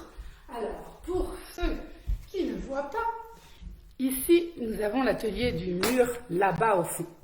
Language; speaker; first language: French; native; French